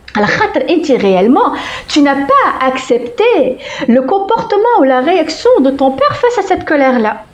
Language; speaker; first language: French; non-native, local second language; Arabic